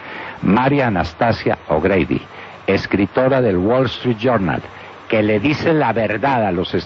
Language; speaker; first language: Spanish; native; Spanish